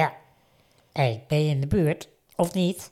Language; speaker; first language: Dutch; native; Dutch